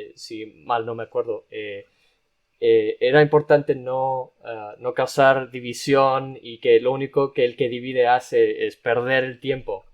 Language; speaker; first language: Spanish; non-native, fluent; English